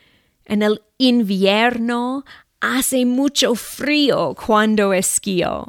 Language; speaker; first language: Spanish; non-native, fluent; English